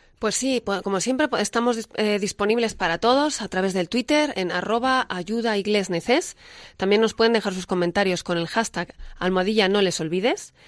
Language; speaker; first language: Spanish; native; Spanish